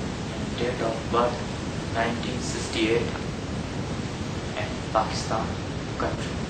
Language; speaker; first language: English; non-native, learner; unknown